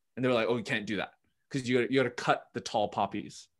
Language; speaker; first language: English; native; English